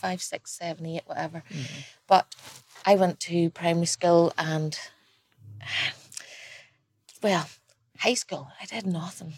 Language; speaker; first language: English; native; English